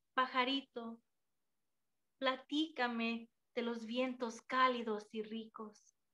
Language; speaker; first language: Spanish; early bilingual, heritage; Spanish